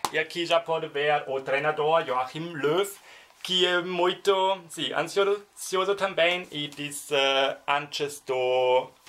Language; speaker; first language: Portuguese; non-native, learner; German